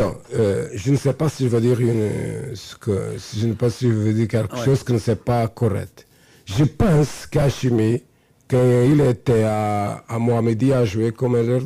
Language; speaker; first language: French; non-native, fluent; Portuguese